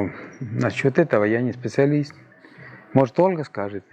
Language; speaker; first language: Russian; non-native, fluent; Spanish